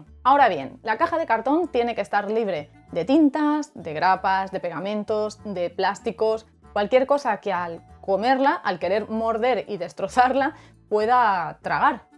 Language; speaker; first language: Spanish; native; Spanish